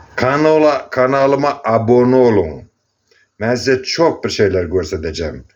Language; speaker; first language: Turkish; non-native, learner; Azerbaijani